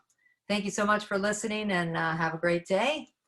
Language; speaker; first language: English; native; English